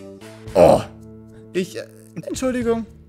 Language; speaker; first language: German; native; German